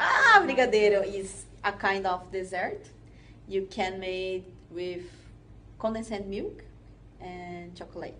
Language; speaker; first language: English; non-native, learner; Portuguese